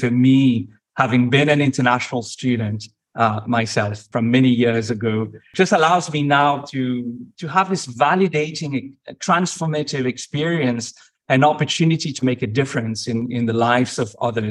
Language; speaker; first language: English; non-native, fluent; Morisyen